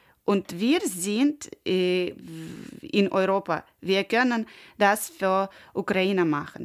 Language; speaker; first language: German; non-native, learner; Ukrainian